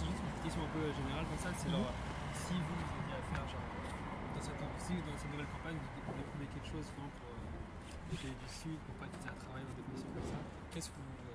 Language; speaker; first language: French; native; French